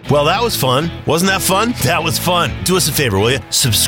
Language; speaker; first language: English; native; English